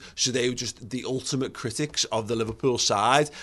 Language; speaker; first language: English; native; English